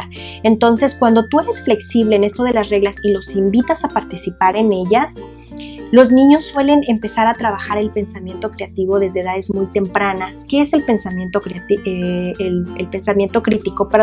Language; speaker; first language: Spanish; native; Spanish